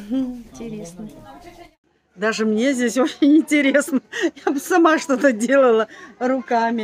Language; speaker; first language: Russian; native; Russian